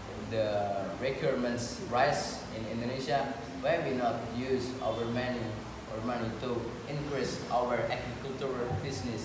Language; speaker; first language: English; non-native, learner; Indonesian